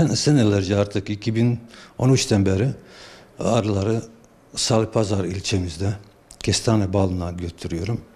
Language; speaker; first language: Turkish; non-native, fluent; Bosnian